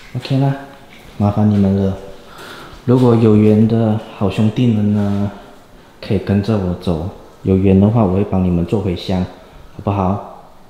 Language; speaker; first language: Chinese; native; Chinese